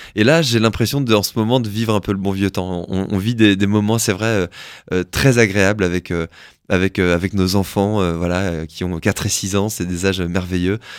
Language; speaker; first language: French; native; French